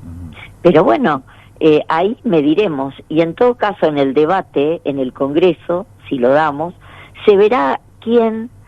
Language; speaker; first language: Spanish; native; Spanish